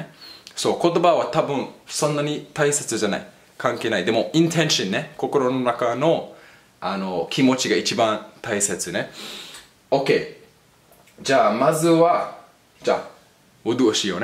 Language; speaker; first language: Japanese; non-native, fluent; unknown